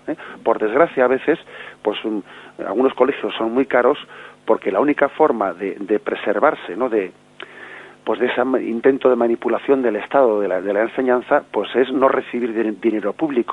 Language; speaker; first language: Spanish; native; Spanish